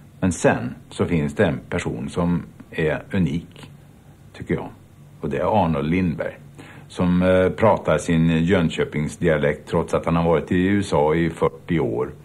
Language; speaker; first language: Swedish; native; Swedish